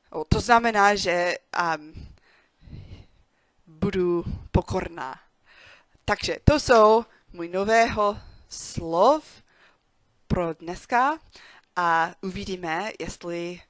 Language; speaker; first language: Czech; non-native, learner; English